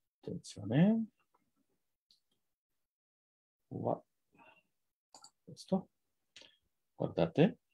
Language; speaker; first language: Italian; non-native, fluent; Japanese